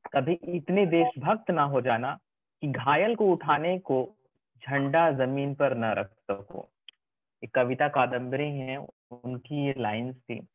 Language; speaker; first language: Hindi; native; Hindi